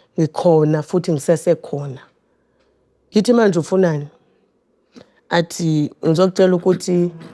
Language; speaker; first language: Zulu; non-native, local second language; Xhosa